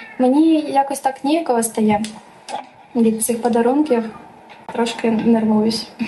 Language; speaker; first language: Ukrainian; native; Ukrainian